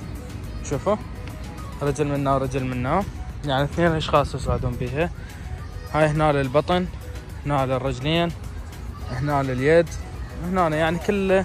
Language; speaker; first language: Arabic; native; Arabic